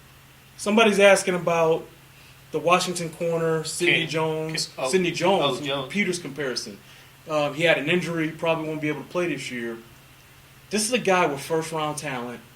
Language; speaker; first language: English; native; English